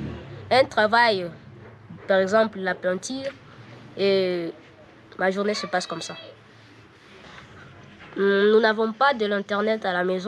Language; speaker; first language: French; non-native, local second language; Swahili